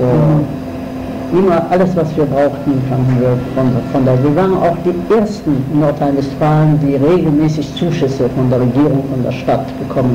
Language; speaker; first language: German; non-native, fluent; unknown